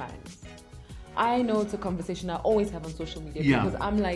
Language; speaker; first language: English; non-native, local second language; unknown